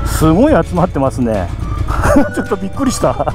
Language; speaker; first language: Japanese; native; Japanese